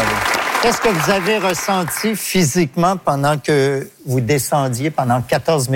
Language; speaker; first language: French; native; French